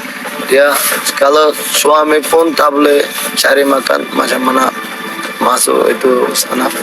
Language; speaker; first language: Indonesian; non-native, learner; Rohingya